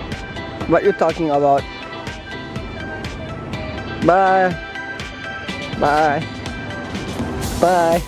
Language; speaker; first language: English; non-native, learner; Turkish